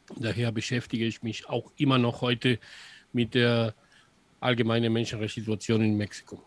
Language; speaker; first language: German; non-native, fluent; Spanish